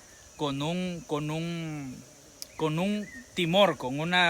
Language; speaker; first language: Spanish; native; Spanish